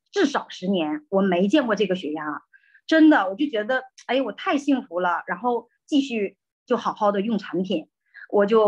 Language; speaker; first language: Chinese; native; Chinese